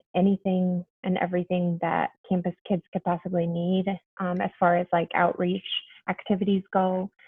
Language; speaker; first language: English; early bilingual, other home language; Spanish